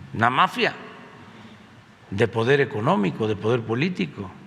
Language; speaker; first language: Spanish; native; Spanish